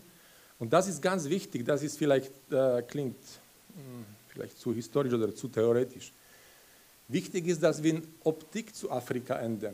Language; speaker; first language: German; non-native, fluent; Slovak